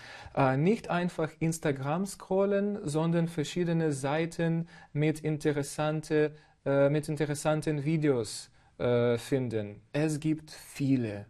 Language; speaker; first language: German; non-native, fluent; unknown